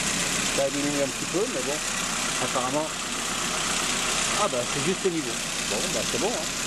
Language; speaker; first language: French; native; French